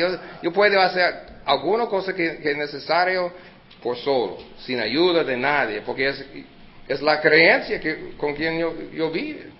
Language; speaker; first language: Spanish; early bilingual, heritage; Spanish